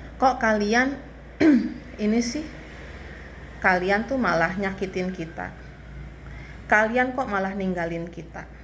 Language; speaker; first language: Indonesian; native; Indonesian